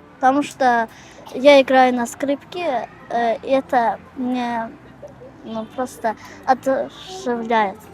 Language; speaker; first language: Russian; non-native, local second language; Azerbaijani